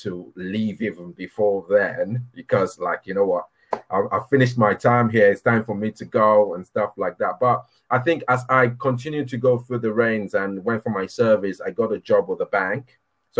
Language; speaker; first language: English; non-native, local second language; Yoruba